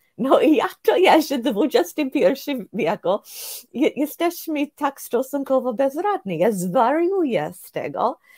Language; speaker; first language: Polish; non-native, fluent; English